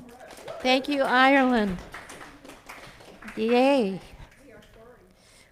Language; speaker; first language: English; native; English